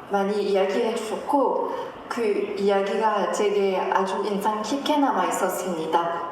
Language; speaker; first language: Korean; non-native, fluent; French